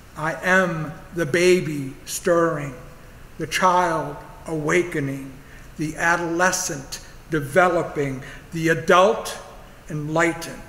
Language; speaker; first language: English; native; English